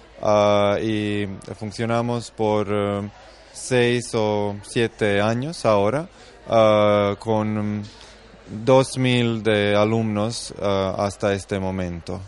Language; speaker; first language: Spanish; non-native, fluent; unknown